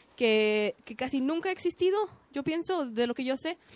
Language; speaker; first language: Spanish; early bilingual, heritage; Spanish